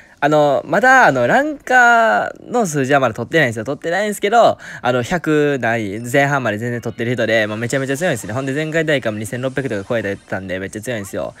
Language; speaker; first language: Japanese; native; Japanese